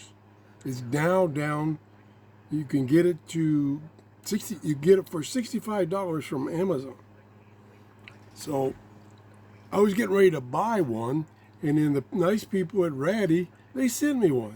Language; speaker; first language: English; native; English